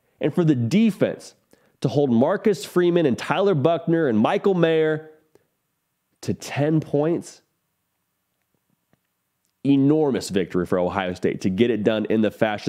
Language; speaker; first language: English; native; English